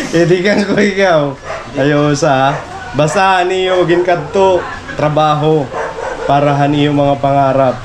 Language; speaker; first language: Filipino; non-native, local second language; Waray